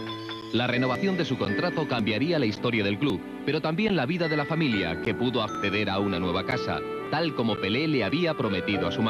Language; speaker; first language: Spanish; native; Spanish